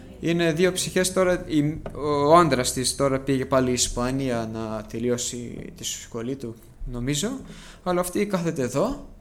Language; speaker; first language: Greek; early bilingual, heritage; Greek